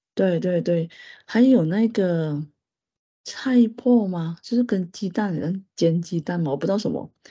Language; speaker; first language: Chinese; non-native, local second language; Hakka Chinese